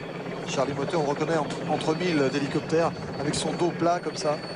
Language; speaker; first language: French; native; French